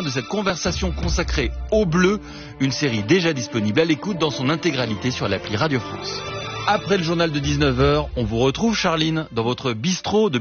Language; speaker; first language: French; native; French